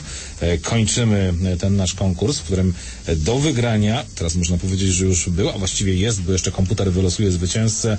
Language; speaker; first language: Polish; native; Polish